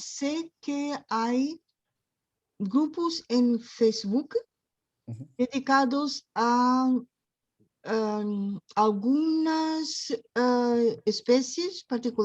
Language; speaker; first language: Spanish; non-native, learner; Portuguese